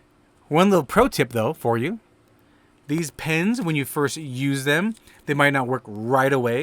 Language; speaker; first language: English; native; English